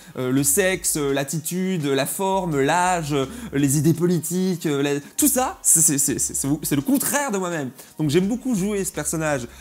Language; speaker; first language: French; native; French